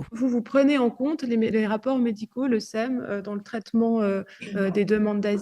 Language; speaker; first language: French; native; French